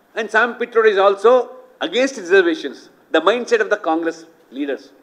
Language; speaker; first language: English; non-native, local second language; Telugu